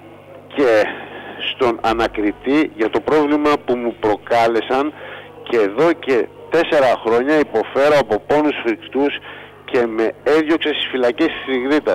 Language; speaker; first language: Greek; non-native, fluent; Bulgarian